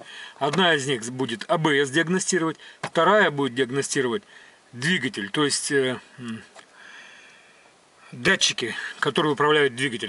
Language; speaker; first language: Russian; native; Russian